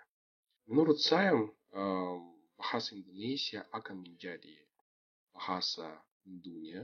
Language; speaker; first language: Indonesian; non-native, fluent; Russian